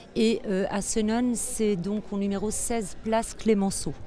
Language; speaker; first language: French; native; French